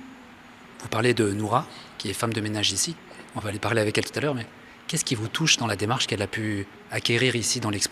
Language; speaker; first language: French; native; French